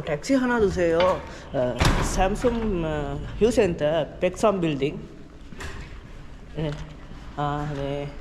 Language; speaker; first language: Korean; non-native, learner; Sinhala